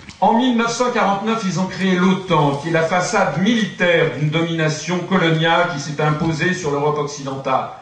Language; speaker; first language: French; native; French